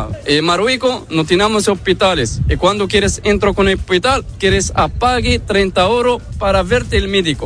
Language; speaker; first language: Spanish; non-native, learner; Arabic